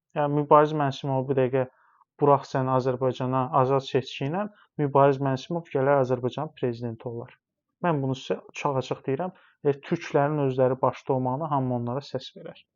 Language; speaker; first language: Azerbaijani; non-native, local second language; Talysh